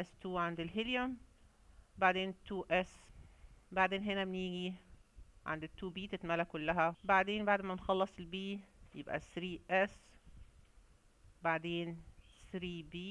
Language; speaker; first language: Arabic; native; Arabic